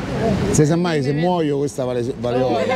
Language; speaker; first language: Italian; native; Italian